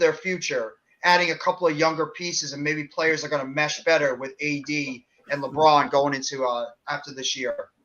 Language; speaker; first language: English; native; English